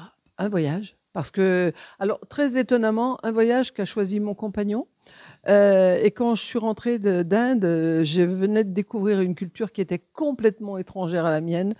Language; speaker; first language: French; native; French